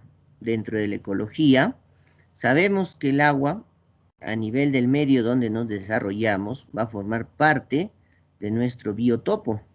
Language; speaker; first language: Spanish; native; Spanish